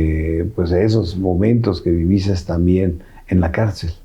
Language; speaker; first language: Spanish; native; Spanish